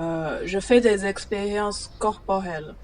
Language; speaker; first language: French; non-native, fluent; Chinese